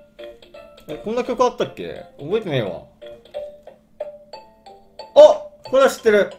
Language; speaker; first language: Japanese; native; Japanese